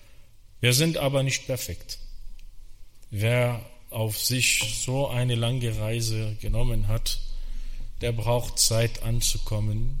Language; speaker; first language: German; non-native, fluent; Arabic